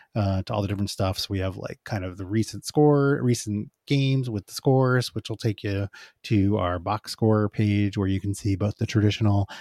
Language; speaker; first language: English; native; English